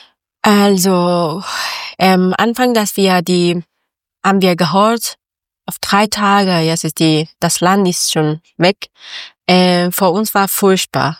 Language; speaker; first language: German; non-native, learner; Persian